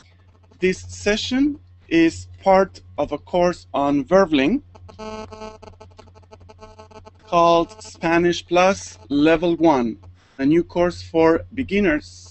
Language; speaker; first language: English; non-native, fluent; Spanish